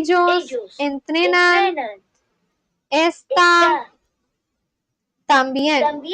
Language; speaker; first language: Spanish; non-native, learner; Bangla